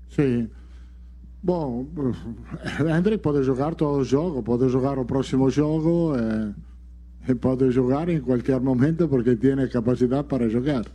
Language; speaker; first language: Portuguese; non-native, learner; Italian